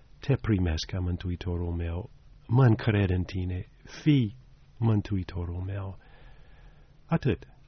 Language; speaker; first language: Romanian; non-native, fluent; English